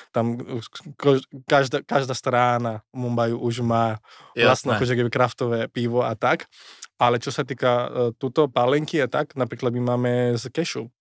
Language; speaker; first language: Slovak; non-native, fluent; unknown